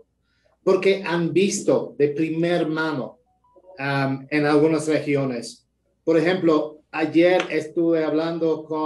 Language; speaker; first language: Spanish; non-native, fluent; English